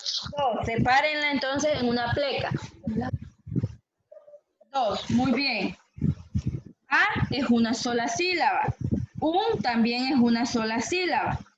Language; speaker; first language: Spanish; native; Spanish